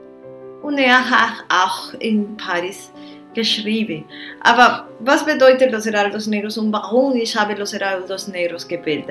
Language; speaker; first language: German; non-native, learner; Spanish